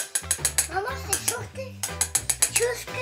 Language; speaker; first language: Japanese; early bilingual, heritage; Japanese